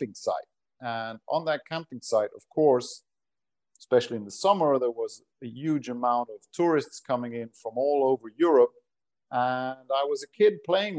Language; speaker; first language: English; non-native, fluent; Portuguese